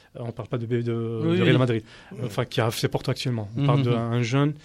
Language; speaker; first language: French; native; French